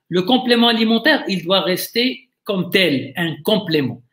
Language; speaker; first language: French; non-native, local second language; Arabic